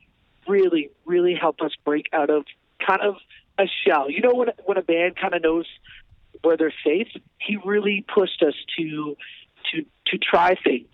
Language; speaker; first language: English; native; English